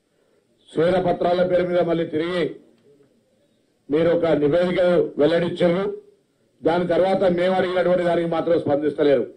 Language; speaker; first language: Telugu; native; Telugu